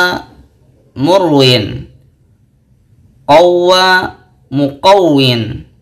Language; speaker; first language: Arabic; non-native, fluent; Indonesian